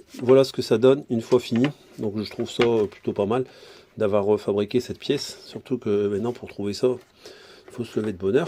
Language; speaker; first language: French; native; French